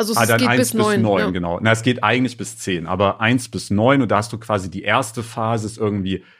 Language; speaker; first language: German; native; German